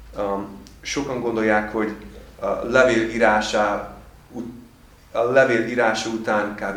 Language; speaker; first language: Hungarian; non-native, fluent; English